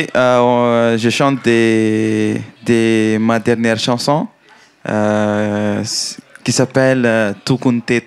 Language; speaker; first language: French; non-native, learner; Malagasy